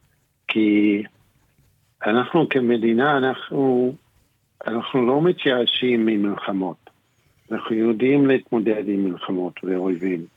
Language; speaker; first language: Hebrew; non-native, fluent; English